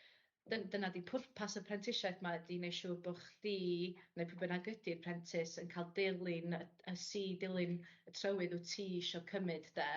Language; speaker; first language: Welsh; native; Welsh